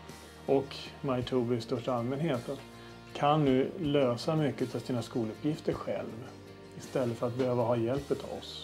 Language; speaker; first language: Swedish; native; Swedish